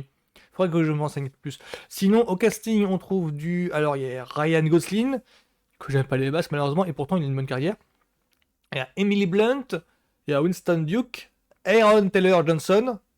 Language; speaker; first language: French; native; French